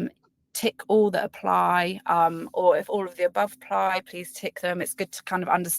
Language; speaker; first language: English; native; English